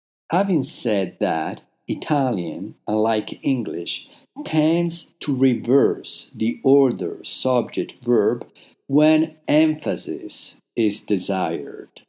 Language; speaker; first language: English; non-native, fluent; Italian